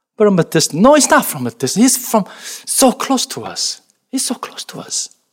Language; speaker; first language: English; non-native, fluent; Korean